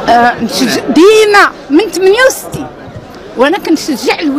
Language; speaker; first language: Arabic; native; Arabic